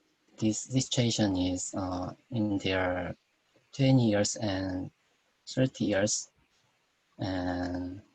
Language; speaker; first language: English; non-native, learner; Korean